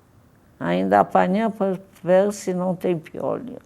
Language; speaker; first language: Portuguese; non-native, fluent; Polish